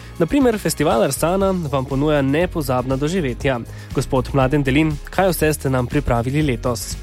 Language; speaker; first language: Slovenian; native; Slovenian